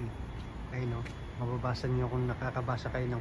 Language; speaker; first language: Filipino; native; Filipino